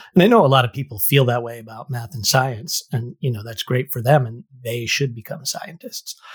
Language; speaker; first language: English; native; English